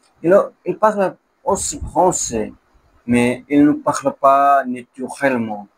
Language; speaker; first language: French; non-native, learner; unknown